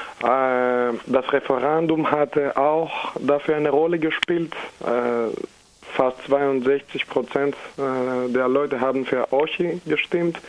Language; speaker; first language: German; non-native, fluent; Greek